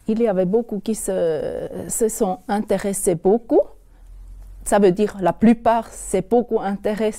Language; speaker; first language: French; non-native, local second language; German